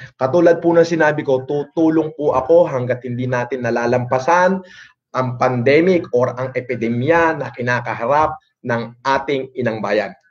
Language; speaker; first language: Filipino; non-native, local second language; Iloko